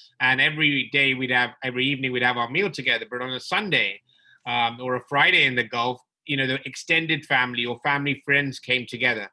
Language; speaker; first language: English; native; English